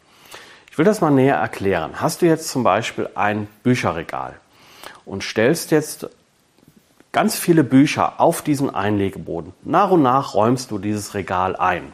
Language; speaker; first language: German; native; German